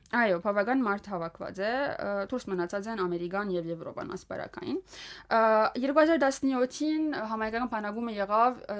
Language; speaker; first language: Armenian; early bilingual, heritage; Armenian